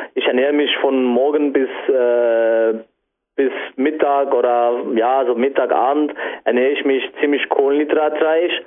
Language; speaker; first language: German; non-native, fluent; Italian